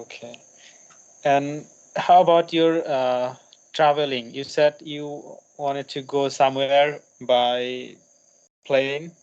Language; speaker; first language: English; non-native, learner; Bangla